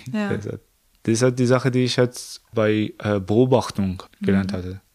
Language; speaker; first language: German; non-native, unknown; Persian